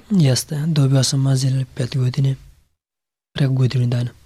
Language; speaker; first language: Serbian; non-native, learner; Pashto